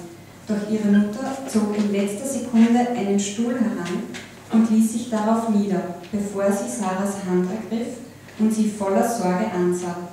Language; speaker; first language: German; native; German